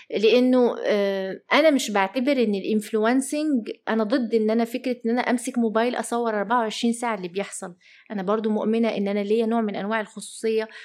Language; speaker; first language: Arabic; early bilingual, heritage; Arabic